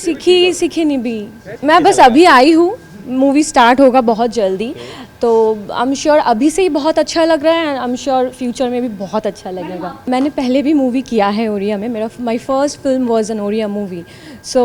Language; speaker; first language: Hindi; non-native, local second language; Bangla